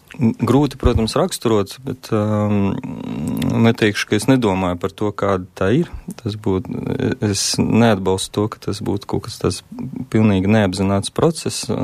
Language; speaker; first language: Latvian; non-native, local second language; Russian